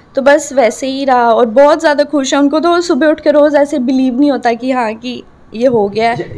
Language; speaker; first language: Hindi; native; Hindi